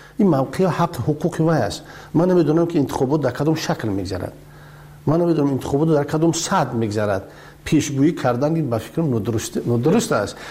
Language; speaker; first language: Persian; native; Persian